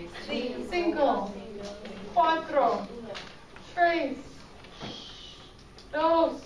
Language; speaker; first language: Spanish; non-native, fluent; English